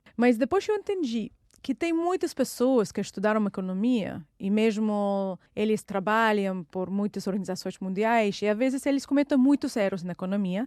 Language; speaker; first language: Portuguese; non-native, fluent; Russian